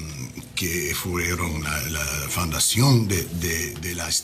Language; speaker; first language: Spanish; non-native, learner; English